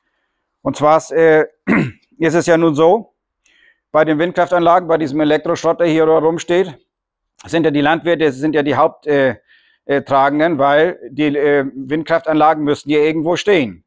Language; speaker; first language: German; native; German